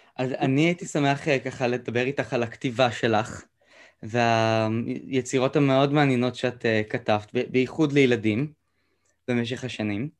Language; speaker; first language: Hebrew; native; Hebrew